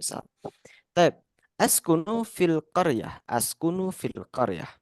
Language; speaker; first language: Arabic; non-native, fluent; Indonesian